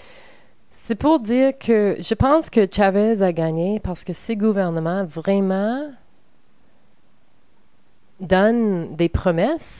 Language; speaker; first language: French; non-native, learner; English